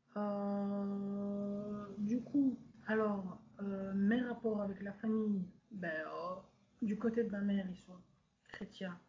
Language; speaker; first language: French; native; French